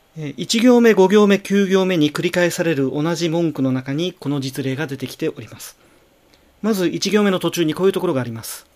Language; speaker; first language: Japanese; native; Japanese